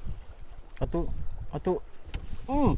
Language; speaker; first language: Malay; native; Malay